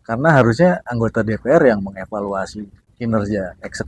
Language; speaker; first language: Indonesian; native; Indonesian